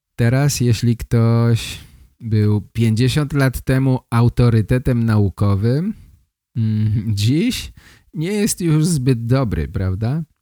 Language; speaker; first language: Polish; native; Polish